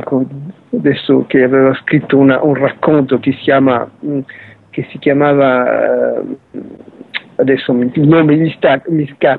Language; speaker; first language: Italian; early bilingual, heritage; Italian